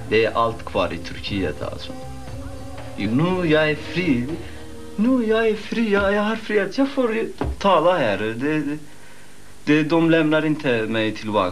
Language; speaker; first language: Swedish; non-native, fluent; Kurdish